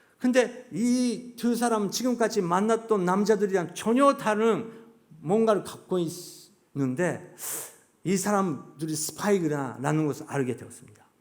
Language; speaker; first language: Korean; non-native, fluent; Japanese